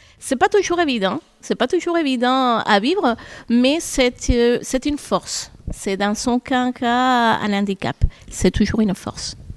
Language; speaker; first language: French; non-native, fluent; Spanish